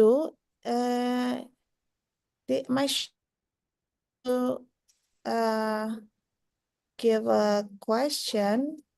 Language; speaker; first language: English; non-native, fluent; Indonesian